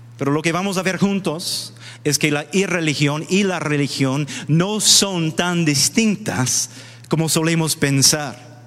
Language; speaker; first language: Spanish; non-native, fluent; English